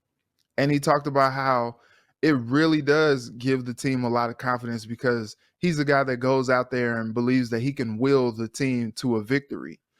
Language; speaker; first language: English; native; English